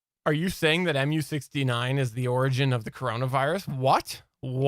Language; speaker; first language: English; native; English